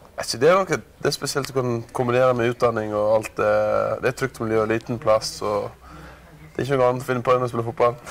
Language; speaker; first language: Norwegian; native; Norwegian